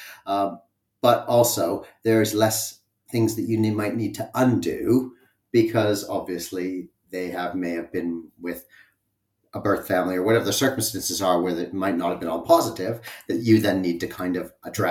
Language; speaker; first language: English; native; English